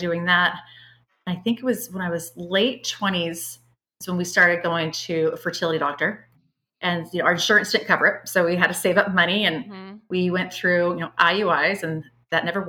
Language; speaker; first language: English; native; English